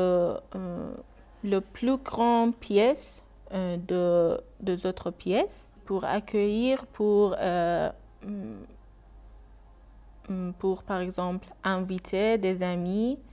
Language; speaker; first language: French; non-native, learner; Persian